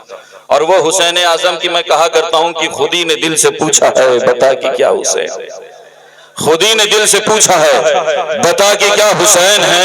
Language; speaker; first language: Urdu; native; Urdu